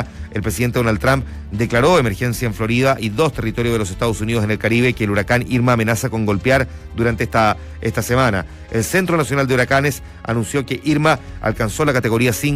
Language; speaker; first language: Spanish; native; Spanish